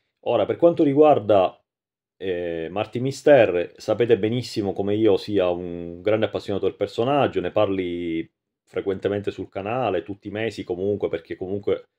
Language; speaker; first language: Italian; native; Italian